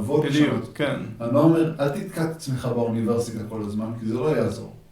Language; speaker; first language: Hebrew; native; Hebrew